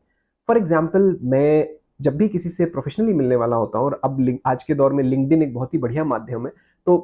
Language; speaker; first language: Hindi; native; Hindi